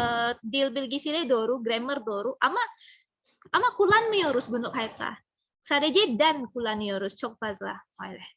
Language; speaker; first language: Turkish; non-native, fluent; Indonesian